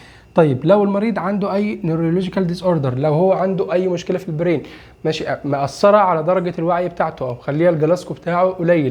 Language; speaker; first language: Arabic; native; Arabic